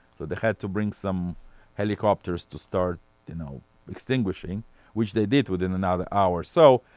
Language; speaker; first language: English; non-native, fluent; Russian